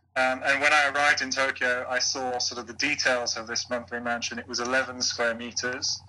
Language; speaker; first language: English; native; English